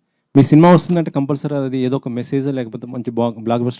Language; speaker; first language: Telugu; native; Telugu